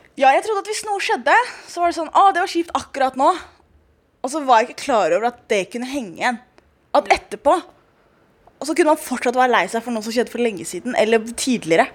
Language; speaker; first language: Norwegian; early bilingual, other home language; Somali